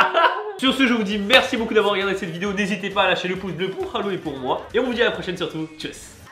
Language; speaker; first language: French; native; French